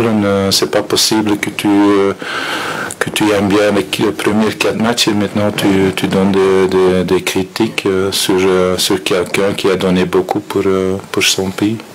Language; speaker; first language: French; non-native, fluent; Dutch